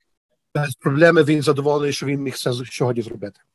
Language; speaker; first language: Ukrainian; early bilingual, heritage; Ukrainian